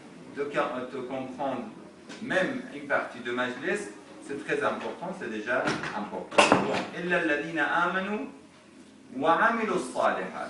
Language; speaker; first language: French; non-native, fluent; Arabic